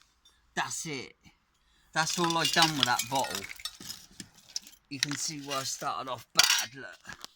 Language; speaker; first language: English; native; English